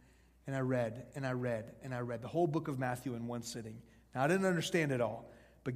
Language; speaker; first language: English; native; English